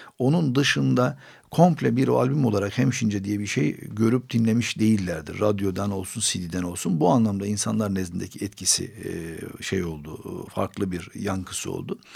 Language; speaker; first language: Turkish; non-native, local second language; Armenian